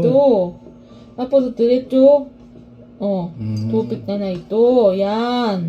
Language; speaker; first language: Filipino; non-native, learner; Korean